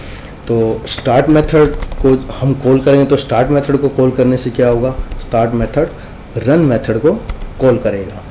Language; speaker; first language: Hindi; native; Hindi